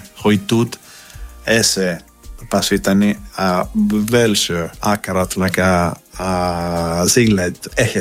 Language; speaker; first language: Hungarian; non-native, learner; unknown